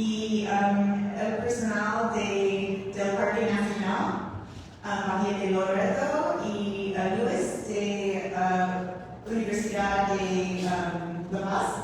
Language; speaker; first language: Spanish; non-native, learner; English